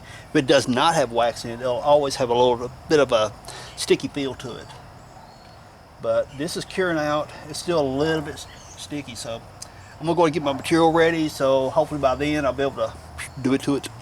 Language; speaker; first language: English; native; English